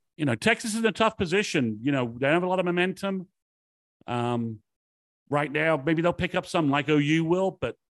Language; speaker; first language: English; native; English